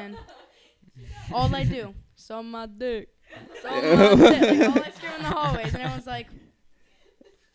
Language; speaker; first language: English; early bilingual, other home language; Greek